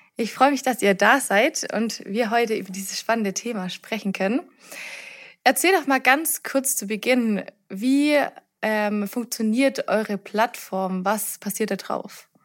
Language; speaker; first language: German; native; German